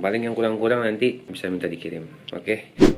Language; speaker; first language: Indonesian; native; Indonesian